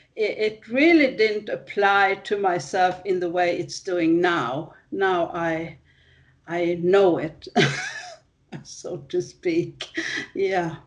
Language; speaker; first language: English; non-native, fluent; Swedish